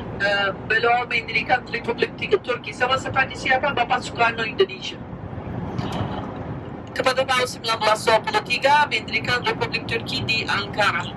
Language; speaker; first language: Indonesian; non-native, fluent; Turkish